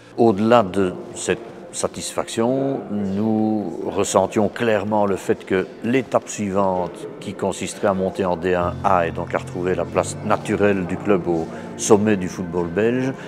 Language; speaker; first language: French; native; French